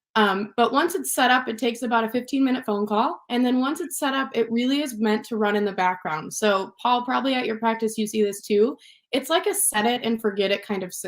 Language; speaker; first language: English; native; English